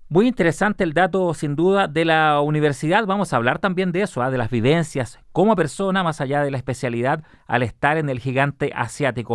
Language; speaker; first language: Spanish; native; Spanish